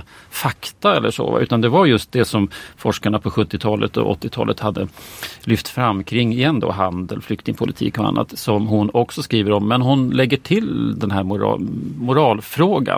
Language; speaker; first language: Swedish; native; Swedish